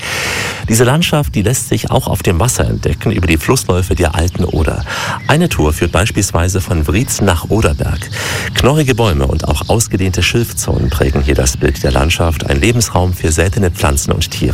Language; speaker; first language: German; native; German